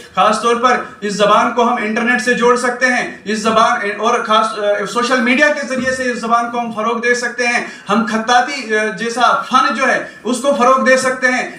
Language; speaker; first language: Urdu; non-native, local second language; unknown